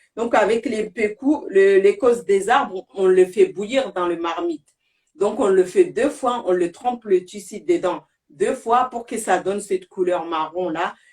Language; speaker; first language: French; non-native, local second language; Bambara